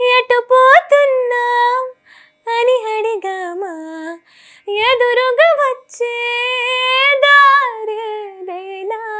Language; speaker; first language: Telugu; early bilingual, heritage; Telugu